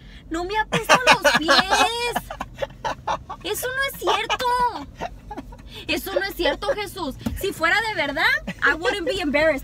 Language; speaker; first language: Spanish; early bilingual, heritage; Spanish